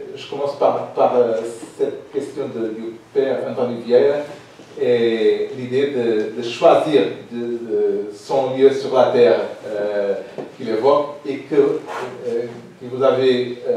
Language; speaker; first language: French; non-native, fluent; Portuguese